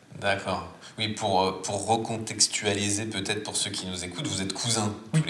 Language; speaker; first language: French; native; French